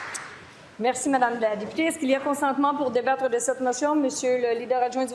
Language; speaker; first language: French; native; French